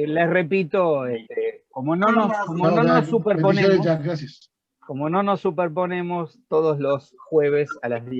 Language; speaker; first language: Spanish; native; Spanish